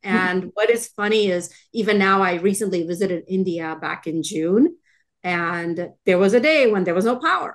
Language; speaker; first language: English; non-native, local second language; Tamil